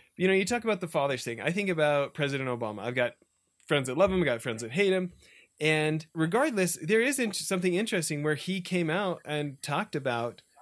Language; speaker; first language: English; native; English